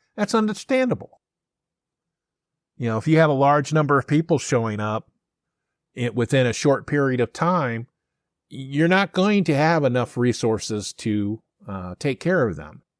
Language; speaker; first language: English; native; English